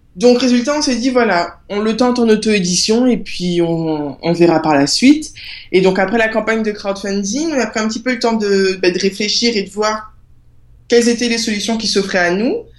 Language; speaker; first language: French; native; French